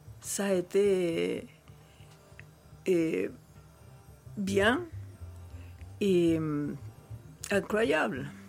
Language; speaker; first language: French; non-native, learner; Spanish